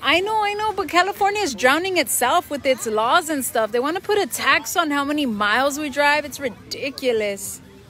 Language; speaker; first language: English; early bilingual, other home language; Spanish